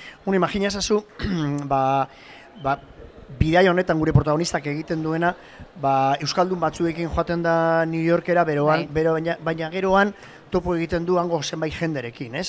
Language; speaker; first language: Basque; native; Basque